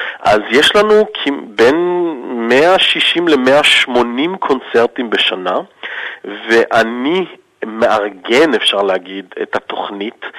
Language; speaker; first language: Hebrew; early bilingual, heritage; Hebrew